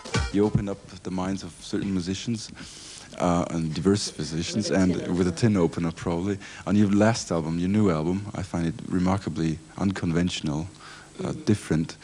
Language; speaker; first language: English; non-native, fluent; German